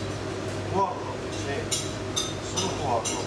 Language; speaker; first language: Italian; native; Italian